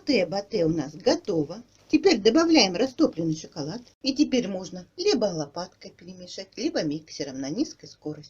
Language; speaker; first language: Russian; native; Russian